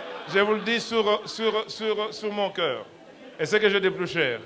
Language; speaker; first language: French; non-native, local second language; Lingala